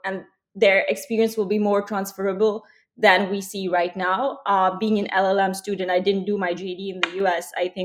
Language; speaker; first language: English; non-native, local second language; Hindi